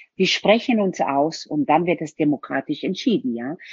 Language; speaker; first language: German; non-native, fluent; Hebrew